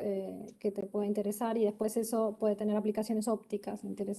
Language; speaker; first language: Spanish; native; Spanish